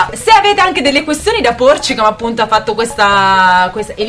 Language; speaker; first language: Italian; native; Italian